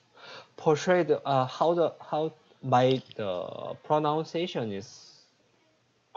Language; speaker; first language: English; non-native, learner; Korean